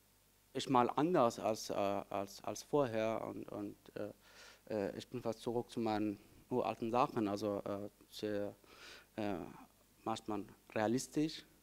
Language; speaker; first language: German; non-native, fluent; Kurdish